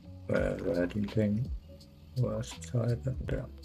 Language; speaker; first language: Danish; native; Danish